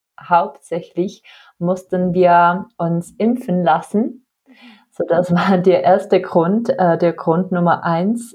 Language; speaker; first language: German; non-native, fluent; Czech